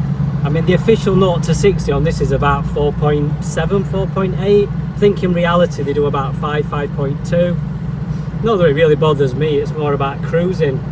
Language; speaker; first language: English; native; English